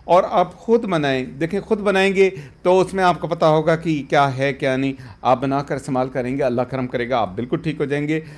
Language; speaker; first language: Urdu; native; Urdu